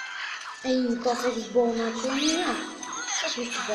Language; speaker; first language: Bulgarian; native; Bulgarian